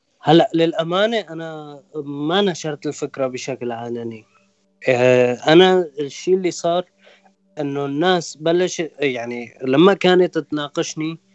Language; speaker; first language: Arabic; non-native, local second language; Kurdish